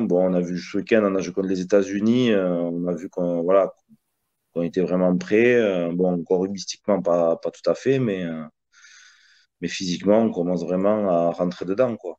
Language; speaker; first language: French; early bilingual, other home language; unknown